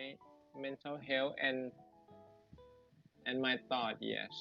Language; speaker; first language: English; non-native, learner; Thai